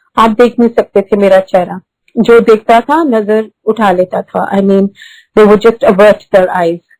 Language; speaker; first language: Hindi; early bilingual, heritage; Hindi